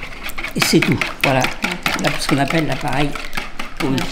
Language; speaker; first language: French; native; French